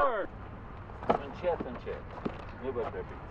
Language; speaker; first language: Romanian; non-native, local second language; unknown